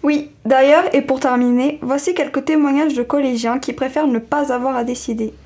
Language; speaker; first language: French; native; French